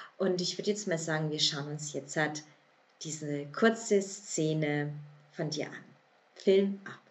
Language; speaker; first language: German; native; German